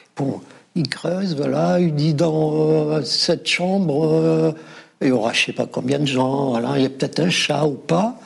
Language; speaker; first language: French; non-native, local second language; Arabic